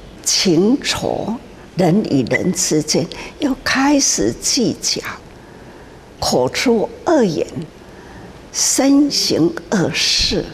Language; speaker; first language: Chinese; non-native, local second language; Min Nan Chinese